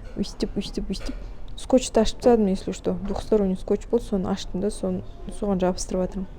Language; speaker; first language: Russian; non-native, local second language; Kazakh